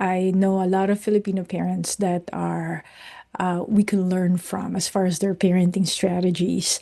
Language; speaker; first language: English; non-native, local second language; Filipino